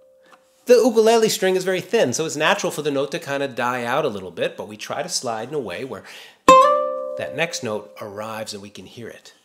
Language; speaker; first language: English; native; English